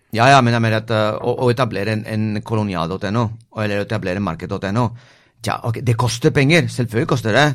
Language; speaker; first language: Norwegian; non-native, fluent; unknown